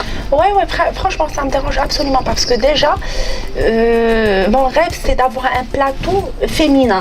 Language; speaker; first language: French; non-native, local second language; Arabic